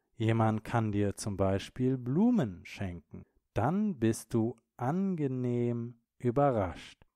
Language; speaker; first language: German; native; German